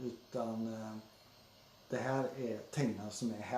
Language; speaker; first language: Swedish; native; Swedish